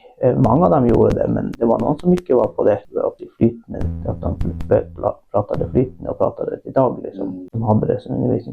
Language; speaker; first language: Norwegian; non-native, local second language; Northern Sami